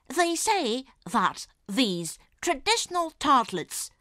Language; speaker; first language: English; non-native, fluent; Romanian